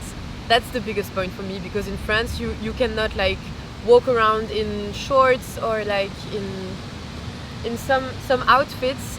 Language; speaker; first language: English; non-native, fluent; French